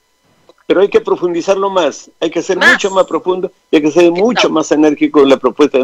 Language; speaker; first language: Spanish; native; Spanish